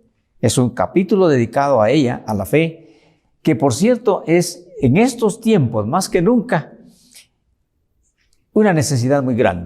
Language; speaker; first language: Spanish; native; Spanish